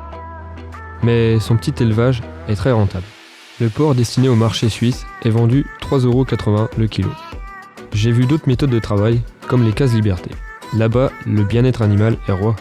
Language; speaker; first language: French; native; French